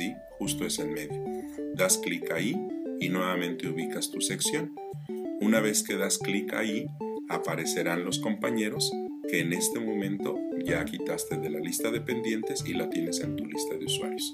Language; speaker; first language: Spanish; native; Spanish